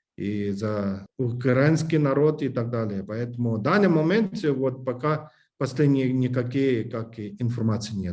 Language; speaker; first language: Russian; non-native, learner; English